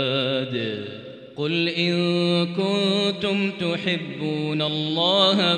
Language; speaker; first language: Arabic; native; Arabic